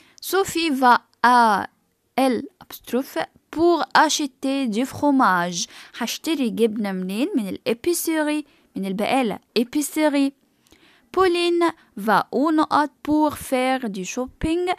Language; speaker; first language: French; non-native, fluent; Arabic